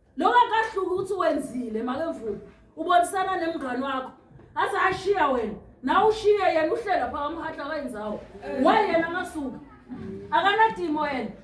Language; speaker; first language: Zulu; non-native, local second language; Swati